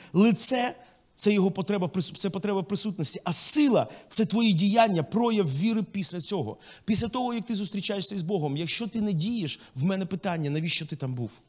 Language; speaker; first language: Ukrainian; non-native, local second language; Russian